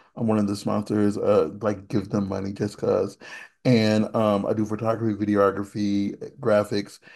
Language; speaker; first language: English; native; English